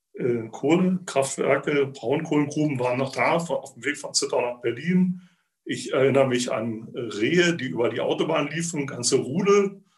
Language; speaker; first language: German; native; German